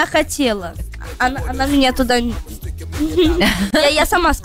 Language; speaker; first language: Russian; early bilingual, heritage; Russian